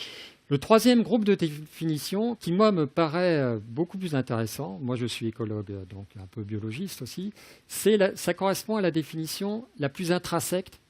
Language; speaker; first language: French; native; French